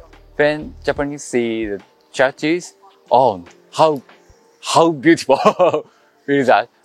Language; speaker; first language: English; non-native, learner; Japanese